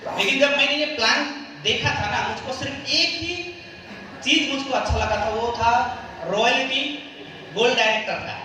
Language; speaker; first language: Hindi; non-native, local second language; Nepali